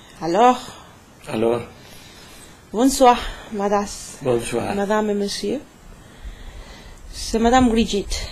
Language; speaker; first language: French; non-native, learner; Spanish